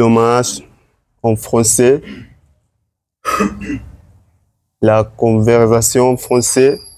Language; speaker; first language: French; non-native, learner; Swahili